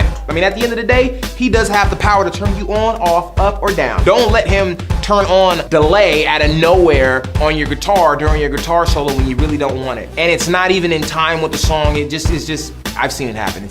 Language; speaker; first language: English; native; English